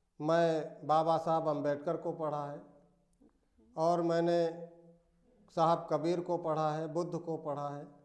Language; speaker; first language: Hindi; native; Hindi